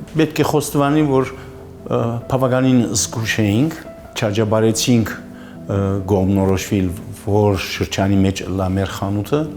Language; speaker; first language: Armenian; early bilingual, heritage; Armenian